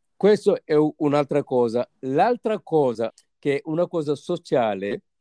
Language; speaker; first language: Italian; non-native, fluent; Wolof